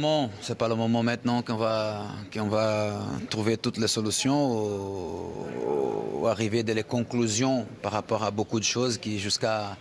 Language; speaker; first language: French; non-native, fluent; Portuguese